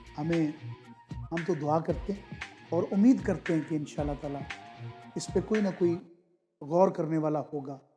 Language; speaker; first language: Urdu; non-native, local second language; Punjabi